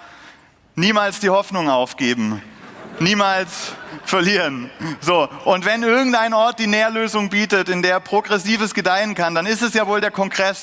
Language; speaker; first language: German; native; German